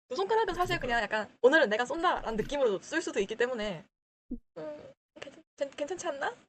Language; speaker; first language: Korean; early bilingual, heritage; Korean